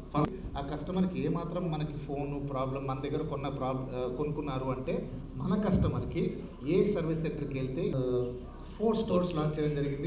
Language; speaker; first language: Telugu; native; Telugu